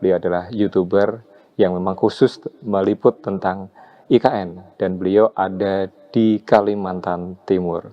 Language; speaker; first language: Indonesian; native; Indonesian